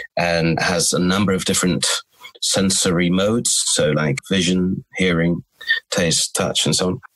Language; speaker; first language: English; native; English